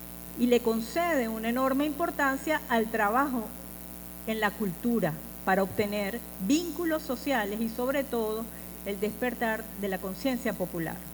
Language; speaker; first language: Spanish; native; Spanish